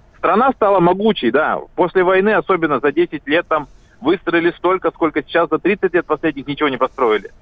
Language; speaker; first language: Russian; native; Russian